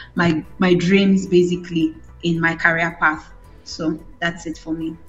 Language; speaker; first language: English; non-native, local second language; Bini